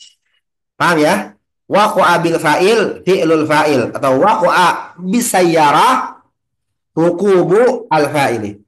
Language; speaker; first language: Arabic; non-native, fluent; Indonesian